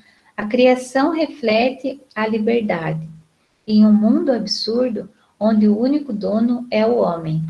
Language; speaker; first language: Portuguese; native; Portuguese